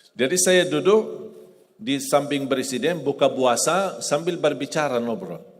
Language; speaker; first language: Malay; non-native, fluent; Arabic